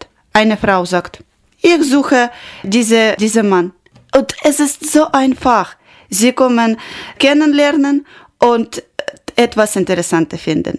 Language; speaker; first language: German; non-native, learner; Ukrainian